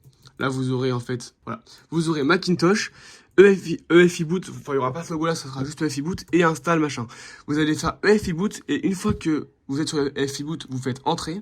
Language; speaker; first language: French; native; French